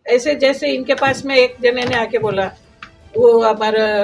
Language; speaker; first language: Hindi; non-native, local second language; Marathi